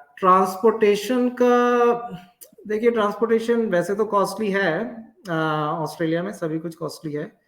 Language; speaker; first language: Hindi; native; Hindi